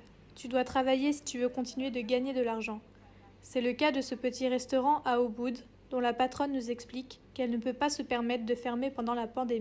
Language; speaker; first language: French; native; French